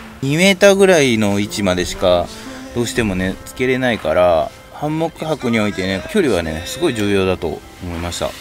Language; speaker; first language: Japanese; native; Japanese